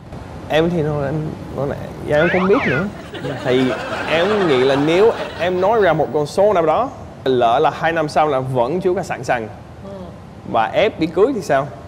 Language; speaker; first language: Vietnamese; non-native, fluent; English